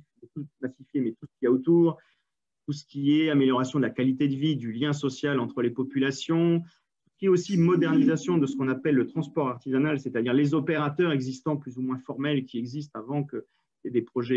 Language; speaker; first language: French; native; French